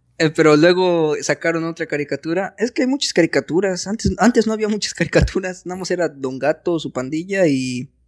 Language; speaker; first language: Spanish; native; Spanish